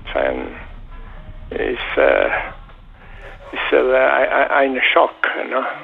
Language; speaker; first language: German; non-native, learner; Italian